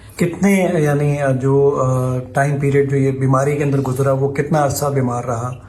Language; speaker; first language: Urdu; native; Urdu